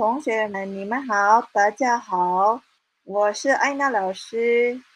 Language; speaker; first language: Chinese; non-native, fluent; Malay